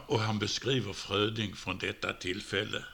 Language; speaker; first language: Swedish; native; Swedish